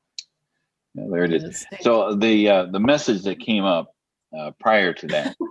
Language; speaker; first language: English; native; English